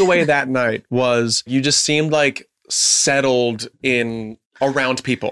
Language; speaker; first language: English; native; English